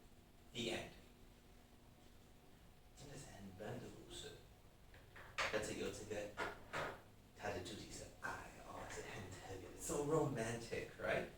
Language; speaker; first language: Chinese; non-native, learner; English